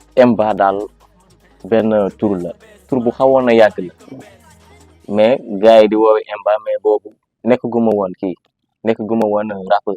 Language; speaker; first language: Wolof; non-native, local second language; Fula